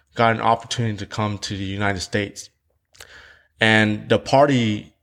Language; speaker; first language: English; early bilingual, other home language; Vietnamese